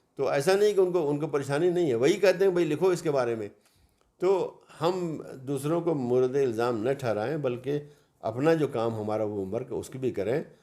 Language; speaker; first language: Urdu; native; Urdu